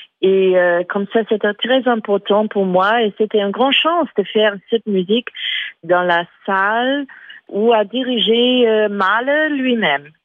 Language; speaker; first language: French; non-native, fluent; English